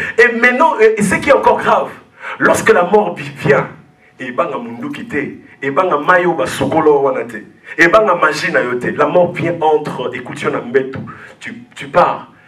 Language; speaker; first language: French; non-native, local second language; Lingala